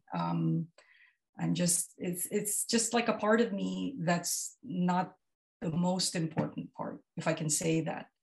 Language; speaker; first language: English; non-native, local second language; Filipino